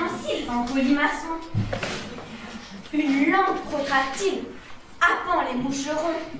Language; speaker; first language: French; native; French